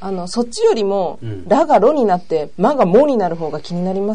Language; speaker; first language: Japanese; native; Japanese